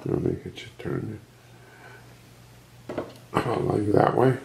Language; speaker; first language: English; native; English